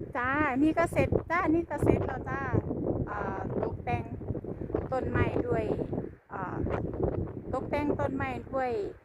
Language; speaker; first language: Thai; native; Thai